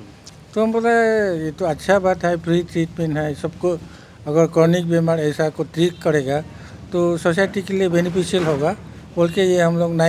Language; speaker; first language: Hindi; non-native, local second language; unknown